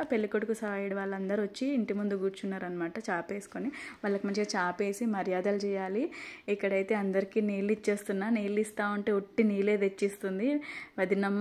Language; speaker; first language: Telugu; non-native, local second language; Lambadi